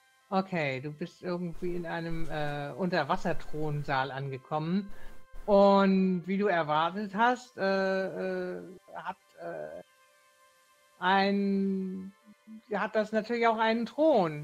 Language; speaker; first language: German; native; German